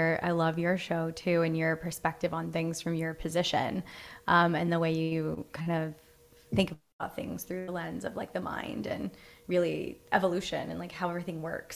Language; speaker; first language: English; native; English